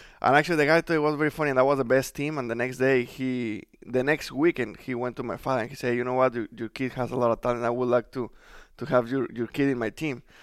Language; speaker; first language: English; non-native, fluent; Spanish